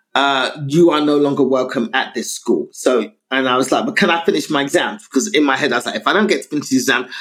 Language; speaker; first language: English; native; English